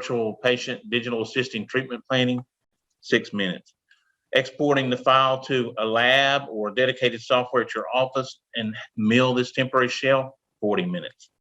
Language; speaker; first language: English; native; English